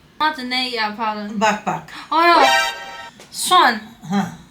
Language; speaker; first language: Turkish; non-native, learner; Chinese